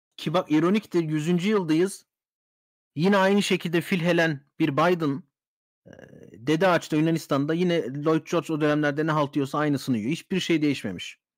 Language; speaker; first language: Turkish; early bilingual, heritage; Turkish